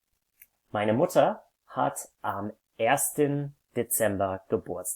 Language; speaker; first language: German; non-native, fluent; English